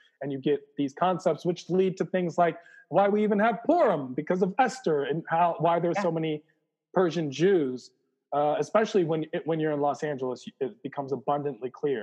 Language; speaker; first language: English; native; English